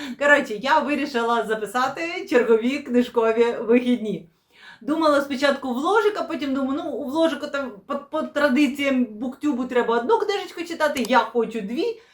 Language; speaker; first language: Ukrainian; non-native, local second language; Russian